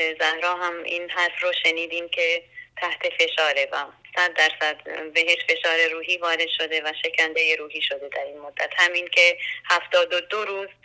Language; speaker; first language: Persian; non-native, local second language; Central Kurdish